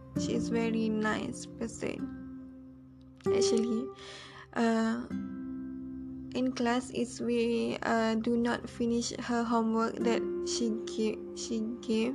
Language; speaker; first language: English; non-native, learner; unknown